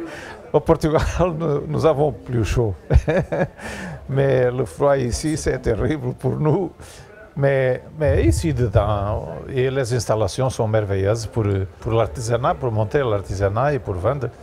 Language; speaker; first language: French; non-native, learner; Portuguese